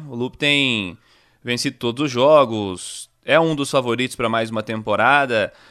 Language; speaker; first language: Portuguese; native; Portuguese